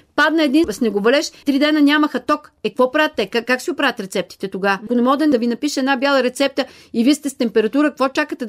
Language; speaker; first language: Bulgarian; native; Bulgarian